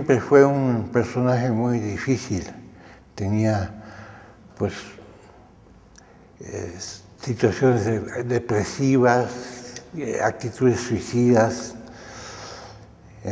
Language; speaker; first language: Spanish; early bilingual, other home language; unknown